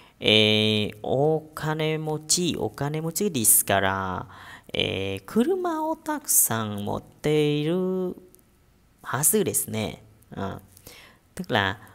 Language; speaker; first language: Japanese; non-native, fluent; Vietnamese